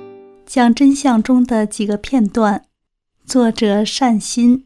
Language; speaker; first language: Chinese; native; Chinese